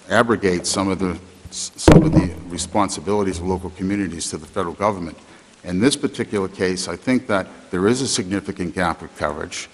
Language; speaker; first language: English; native; English